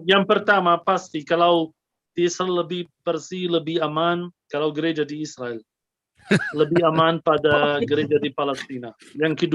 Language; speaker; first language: Indonesian; non-native, fluent; Arabic